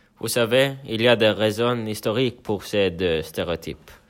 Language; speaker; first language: French; non-native, learner; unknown